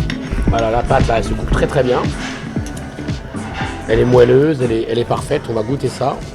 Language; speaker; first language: French; native; French